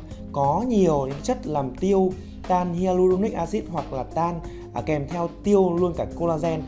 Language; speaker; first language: Vietnamese; native; Vietnamese